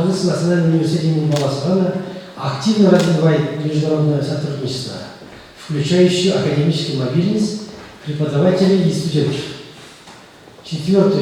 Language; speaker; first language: Russian; non-native, local second language; Kazakh